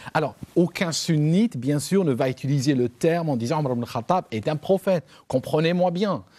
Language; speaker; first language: French; non-native, local second language; Arabic